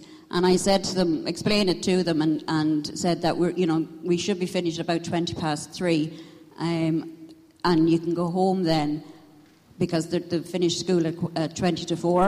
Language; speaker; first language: English; native; English